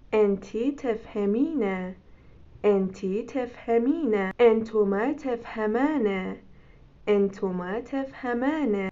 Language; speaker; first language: Arabic; non-native, fluent; Persian